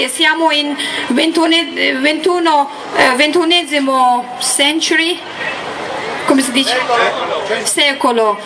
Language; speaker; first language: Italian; non-native, learner; Tibetan